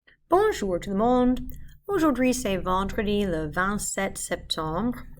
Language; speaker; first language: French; non-native, fluent; English